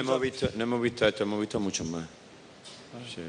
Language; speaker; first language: Spanish; native; Spanish